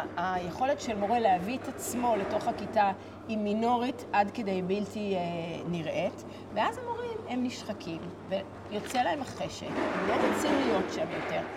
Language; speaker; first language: Hebrew; native; Hebrew